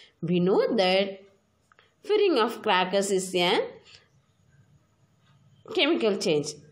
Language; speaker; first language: English; non-native, local second language; Tamil